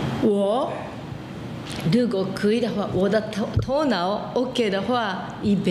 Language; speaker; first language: Chinese; non-native, fluent; Japanese